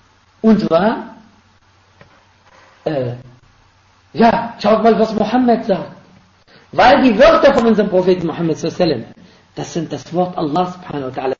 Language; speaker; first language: German; non-native, fluent; Arabic